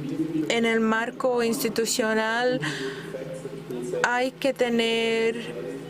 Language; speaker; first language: Spanish; non-native, fluent; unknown